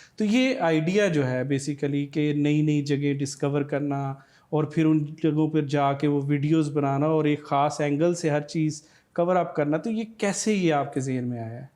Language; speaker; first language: Urdu; native; Urdu